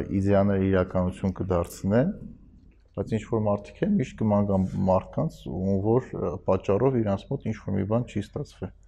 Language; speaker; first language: Armenian; native; Armenian